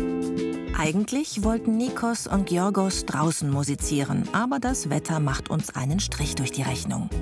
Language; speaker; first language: German; native; German